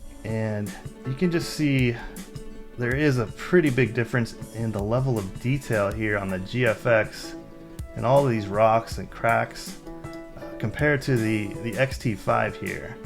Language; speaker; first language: English; native; English